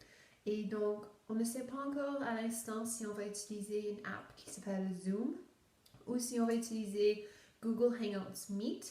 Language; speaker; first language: French; non-native, local second language; English